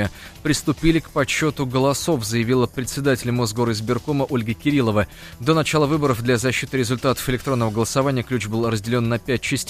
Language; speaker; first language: Russian; native; Russian